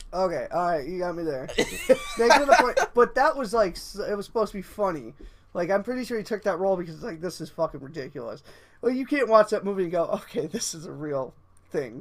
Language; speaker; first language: English; native; English